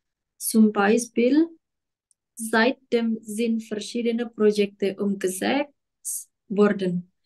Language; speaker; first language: German; non-native, learner; Indonesian